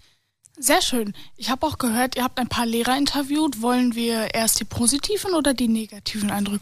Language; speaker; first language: German; native; German